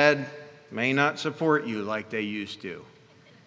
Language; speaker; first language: English; native; English